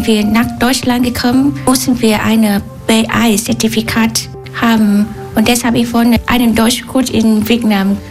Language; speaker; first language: German; non-native, learner; Vietnamese